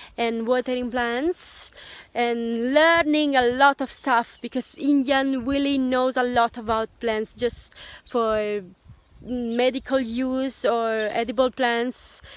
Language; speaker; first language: English; non-native, fluent; Italian